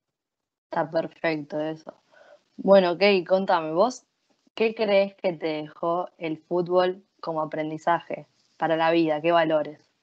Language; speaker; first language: Spanish; native; Spanish